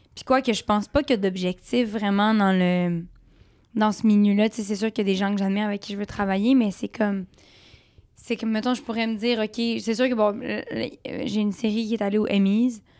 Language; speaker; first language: French; native; French